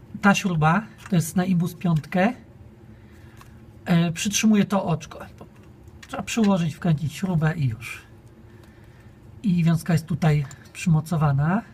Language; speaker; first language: Polish; native; Polish